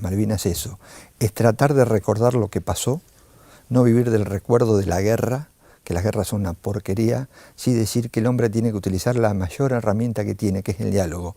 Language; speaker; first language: Spanish; native; Spanish